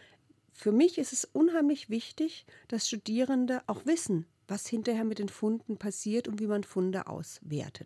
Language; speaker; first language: German; native; German